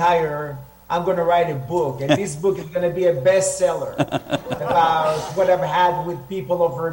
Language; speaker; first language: English; non-native, fluent; Hebrew